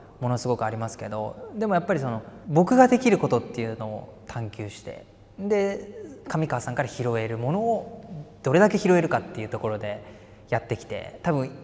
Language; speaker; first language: Japanese; native; Japanese